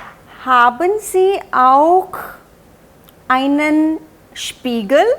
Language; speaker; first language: German; non-native, fluent; Hindi